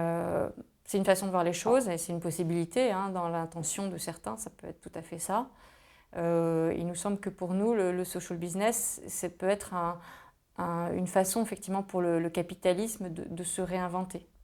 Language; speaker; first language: French; native; French